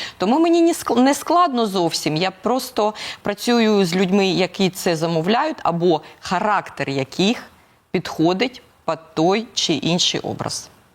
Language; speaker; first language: Ukrainian; non-native, local second language; Russian